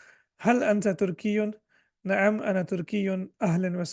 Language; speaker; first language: Arabic; non-native, fluent; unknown